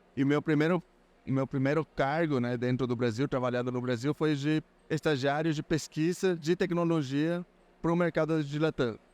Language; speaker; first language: Portuguese; non-native, fluent; Spanish